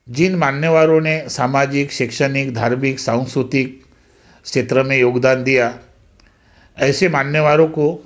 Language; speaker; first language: Hindi; non-native, local second language; Marathi